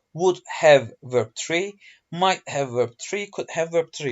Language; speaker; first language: English; non-native, fluent; Turkish